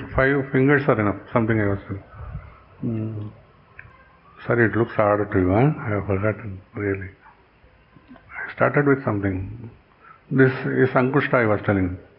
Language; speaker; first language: English; non-native, local second language; Kannada